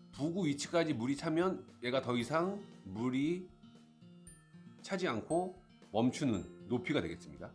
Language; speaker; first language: Korean; native; Korean